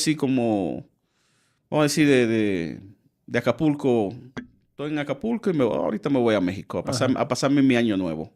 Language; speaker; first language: Spanish; native; Spanish